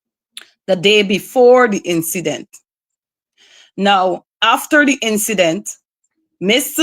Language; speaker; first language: English; native; English